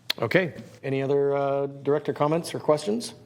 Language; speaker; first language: English; native; English